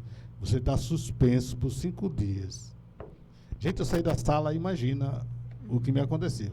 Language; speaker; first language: Portuguese; native; Portuguese